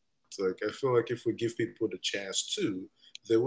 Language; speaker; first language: English; non-native, local second language; Igbo